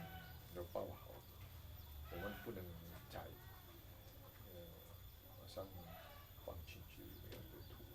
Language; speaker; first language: Chinese; non-native, learner; Indonesian